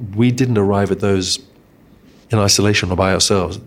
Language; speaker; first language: English; native; English